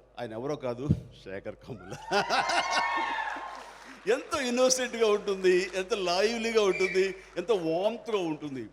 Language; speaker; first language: Telugu; native; Telugu